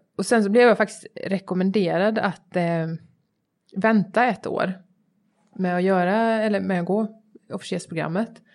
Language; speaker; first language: Swedish; native; Swedish